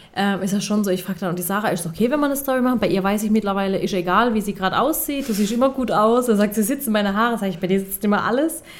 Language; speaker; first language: German; early bilingual, other home language; Turkish